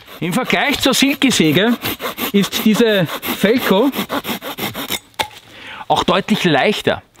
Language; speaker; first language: German; native; German